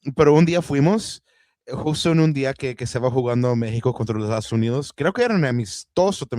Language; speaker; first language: Spanish; early bilingual, heritage; Spanish